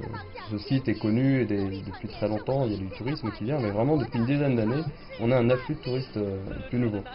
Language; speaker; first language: French; native; French